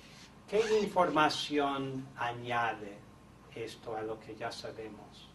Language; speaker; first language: Spanish; non-native, fluent; English